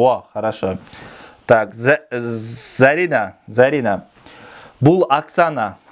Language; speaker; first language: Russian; non-native, local second language; Kyrgyz